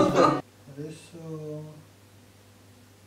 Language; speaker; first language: Italian; native; Italian